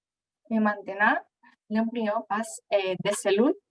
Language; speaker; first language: French; non-native, fluent; Spanish